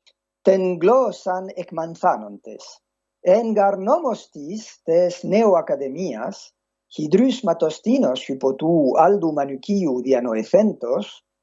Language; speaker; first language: Greek; non-native, fluent; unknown